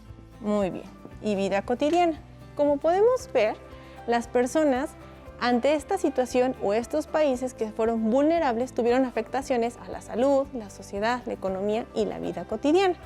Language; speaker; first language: Spanish; native; Spanish